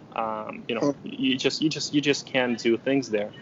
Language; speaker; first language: English; non-native, fluent; Ukrainian